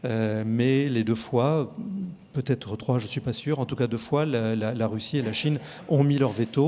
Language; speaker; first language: French; native; French